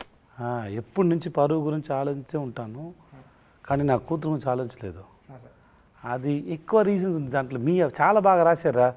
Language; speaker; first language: Telugu; non-native, learner; Tamil